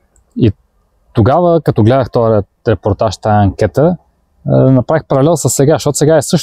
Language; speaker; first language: Bulgarian; native; Bulgarian